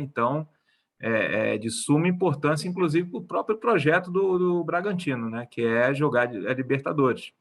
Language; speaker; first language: Portuguese; native; Portuguese